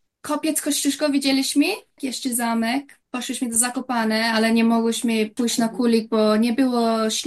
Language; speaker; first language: Polish; early bilingual, heritage; English